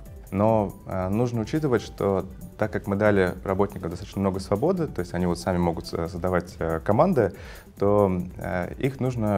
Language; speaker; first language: Russian; native; Russian